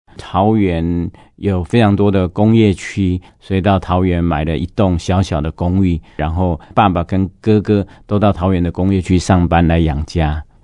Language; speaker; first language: Chinese; non-native, local second language; Hakka Chinese